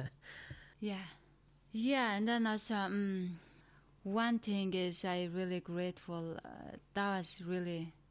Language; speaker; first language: English; non-native, learner; Mongolian